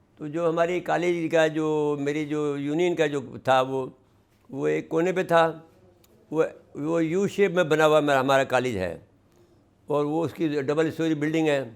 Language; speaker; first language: Urdu; native; Urdu